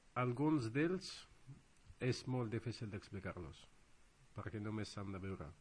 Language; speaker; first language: Catalan; non-native, fluent; Arabic